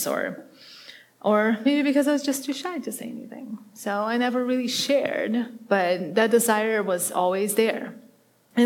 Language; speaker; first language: English; non-native, fluent; Portuguese